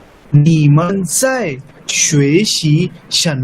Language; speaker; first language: Chinese; non-native, fluent; Urdu